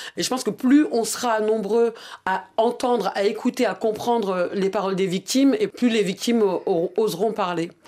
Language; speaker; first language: French; early bilingual, other home language; Bambara